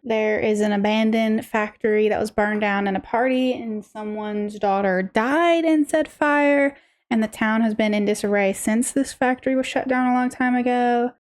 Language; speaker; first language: English; native; English